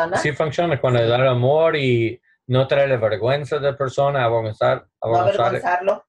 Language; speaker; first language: Spanish; non-native, learner; English